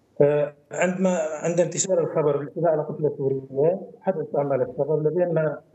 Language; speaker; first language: Arabic; native; Arabic